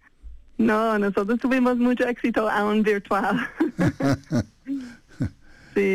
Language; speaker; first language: Spanish; non-native, fluent; English